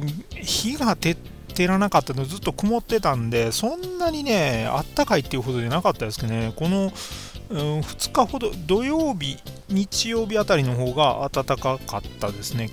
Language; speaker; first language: Japanese; native; Japanese